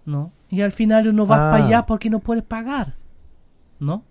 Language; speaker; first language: Spanish; non-native, learner; German